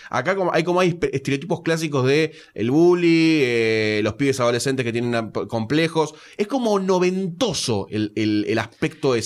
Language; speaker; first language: Spanish; native; Spanish